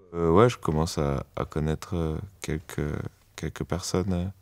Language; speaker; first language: French; native; French